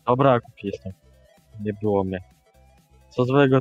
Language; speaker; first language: Polish; native; Polish